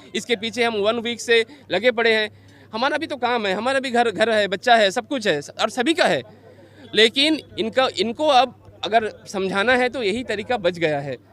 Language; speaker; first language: Hindi; non-native, local second language; Bangla